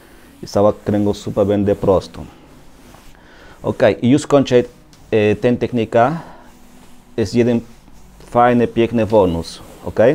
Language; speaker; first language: Polish; non-native, learner; Spanish